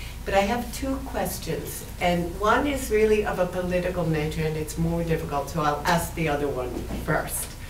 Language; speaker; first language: English; native; English